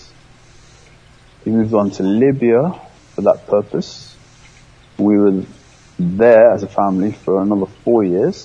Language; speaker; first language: English; early bilingual, other home language; Somali